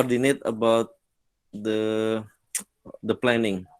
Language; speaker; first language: English; non-native, learner; Indonesian